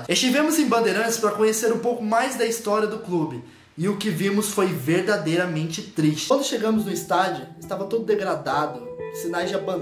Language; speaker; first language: Portuguese; native; Portuguese